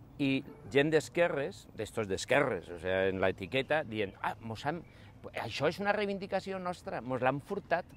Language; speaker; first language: Catalan; non-native, local second language; Spanish